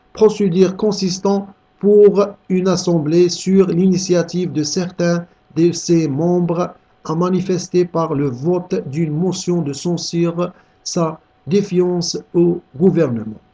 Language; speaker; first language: French; non-native, local second language; Arabic